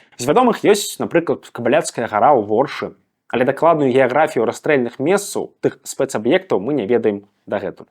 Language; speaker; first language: Belarusian; native; Belarusian